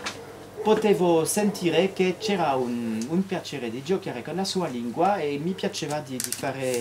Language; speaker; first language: Italian; non-native, fluent; French